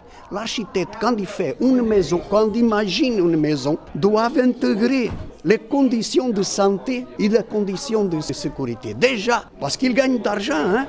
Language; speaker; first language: French; non-native, learner; Portuguese